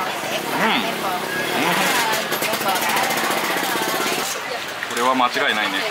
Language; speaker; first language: Japanese; native; Japanese